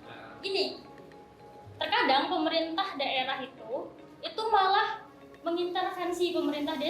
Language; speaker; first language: Indonesian; native; Indonesian